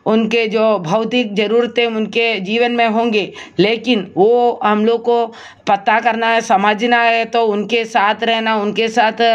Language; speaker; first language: Hindi; non-native, local second language; Malayalam